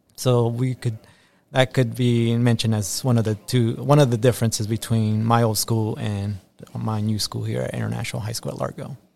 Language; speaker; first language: English; early bilingual, other home language; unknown